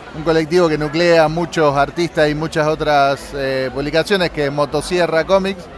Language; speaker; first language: Spanish; native; Spanish